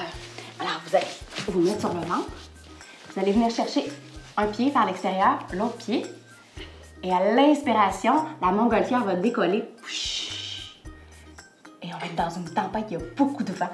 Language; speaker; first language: French; native; French